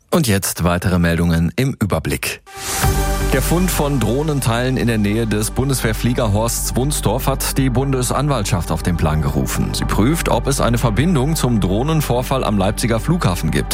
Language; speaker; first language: German; native; German